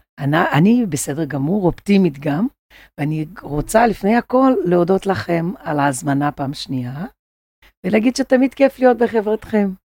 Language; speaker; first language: Hebrew; non-native, fluent; Portuguese